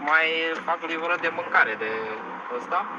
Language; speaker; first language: Romanian; non-native, learner; Vietnamese